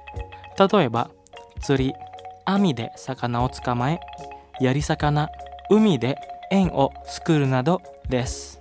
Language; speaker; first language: Japanese; non-native, fluent; Indonesian